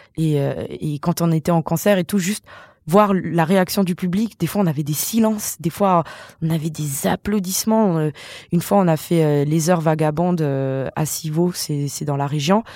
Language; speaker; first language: French; non-native, local second language; Malagasy